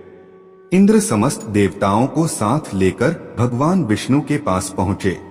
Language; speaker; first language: Hindi; native; Hindi